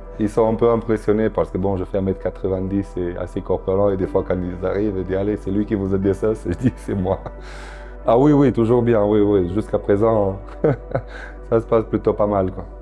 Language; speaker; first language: French; non-native, fluent; Romanian